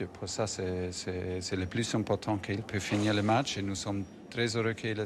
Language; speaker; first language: French; non-native, fluent; German